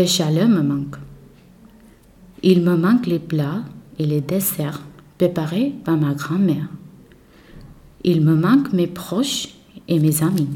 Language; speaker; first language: French; non-native, learner; Marathi